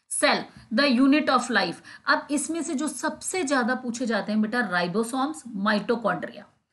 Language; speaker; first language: Hindi; native; Hindi